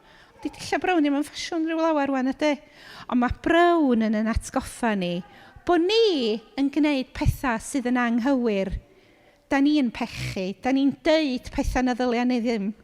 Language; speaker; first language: Welsh; native; Welsh